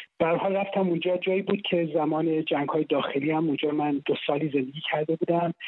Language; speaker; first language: Persian; non-native, local second language; Central Kurdish